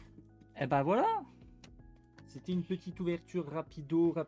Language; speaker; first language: French; native; French